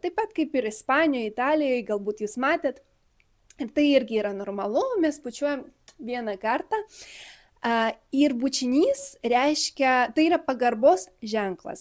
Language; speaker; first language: Lithuanian; early bilingual, other home language; Spanish